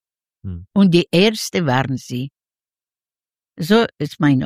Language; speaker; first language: German; non-native, learner; Yiddish